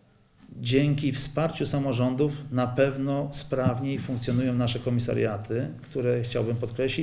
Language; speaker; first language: Polish; native; Polish